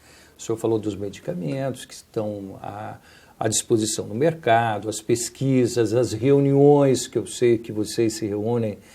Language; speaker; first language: Portuguese; native; Portuguese